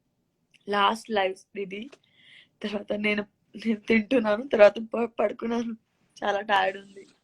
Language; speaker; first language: Telugu; non-native, learner; Gujarati